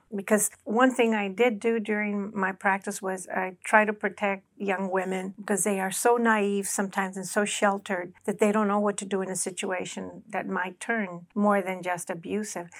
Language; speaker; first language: English; early bilingual, other home language; Spanish